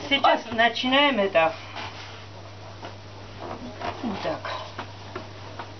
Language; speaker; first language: Russian; non-native, fluent; Georgian